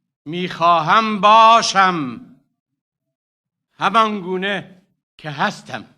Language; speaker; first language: Persian; non-native, local second language; Arabic